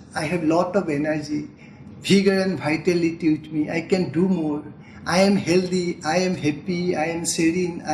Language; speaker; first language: English; non-native, local second language; Assamese